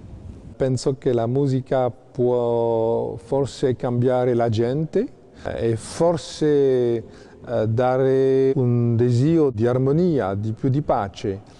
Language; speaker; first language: Italian; non-native, fluent; French